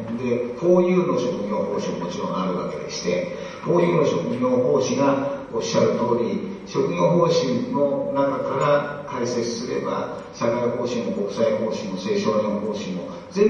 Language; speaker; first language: Japanese; native; Japanese